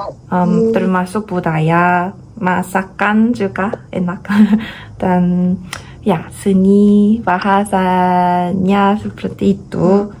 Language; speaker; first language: Indonesian; non-native, learner; Korean